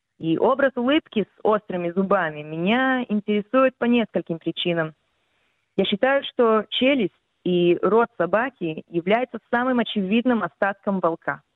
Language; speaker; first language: Russian; early bilingual, heritage; Russian